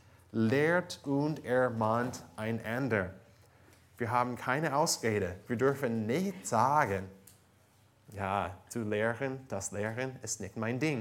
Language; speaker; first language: German; non-native, fluent; English